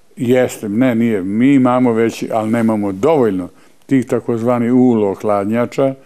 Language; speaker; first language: Serbian; native; Serbian